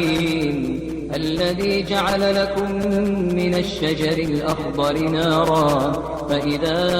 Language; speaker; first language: Arabic; native; Arabic